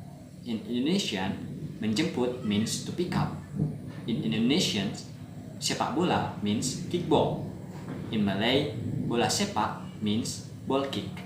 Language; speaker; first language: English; non-native, learner; Indonesian